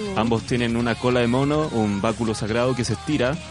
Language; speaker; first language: Spanish; non-native, fluent; Chinese